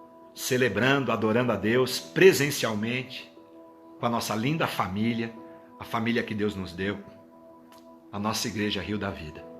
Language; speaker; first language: Portuguese; native; Portuguese